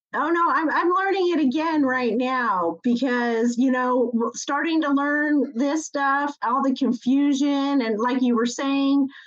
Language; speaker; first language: English; native; English